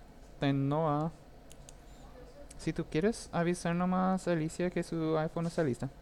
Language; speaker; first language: Spanish; non-native, learner; English